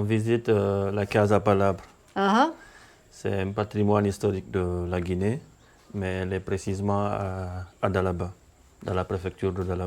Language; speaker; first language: French; non-native, local second language; Fula